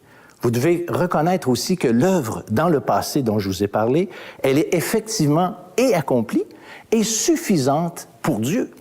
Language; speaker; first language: French; native; French